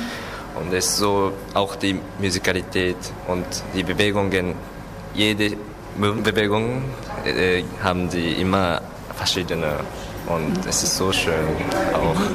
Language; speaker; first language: German; non-native, learner; Japanese